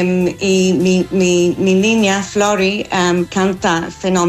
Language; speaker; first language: Spanish; non-native, learner; English